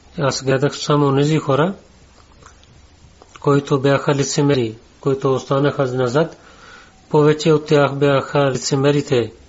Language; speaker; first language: Bulgarian; non-native, learner; Urdu